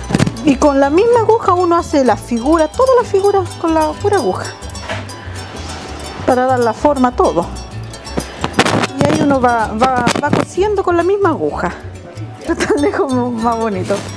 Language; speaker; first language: Spanish; native; Spanish